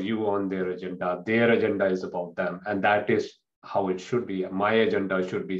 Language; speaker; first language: English; non-native, local second language; Punjabi